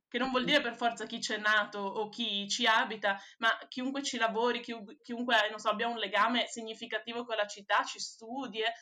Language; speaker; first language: Italian; native; Italian